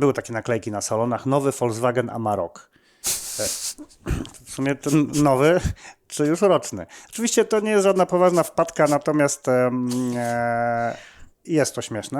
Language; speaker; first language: Polish; native; Polish